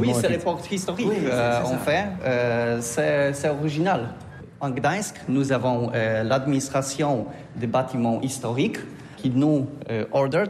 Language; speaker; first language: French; non-native, learner; Polish